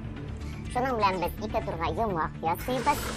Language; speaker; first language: Tatar; native; Tatar